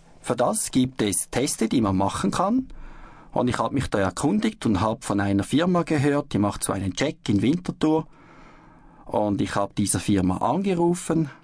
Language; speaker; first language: German; native; German